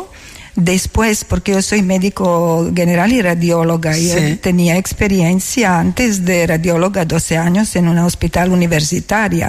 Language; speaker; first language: Spanish; non-native, fluent; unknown